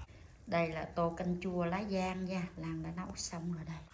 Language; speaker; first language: Vietnamese; native; Vietnamese